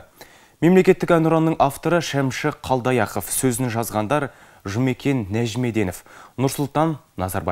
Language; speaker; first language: Kazakh; native; Kazakh